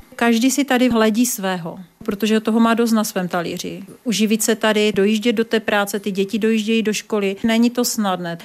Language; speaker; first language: Czech; native; Czech